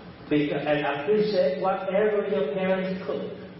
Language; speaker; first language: English; early bilingual, other home language; Vietnamese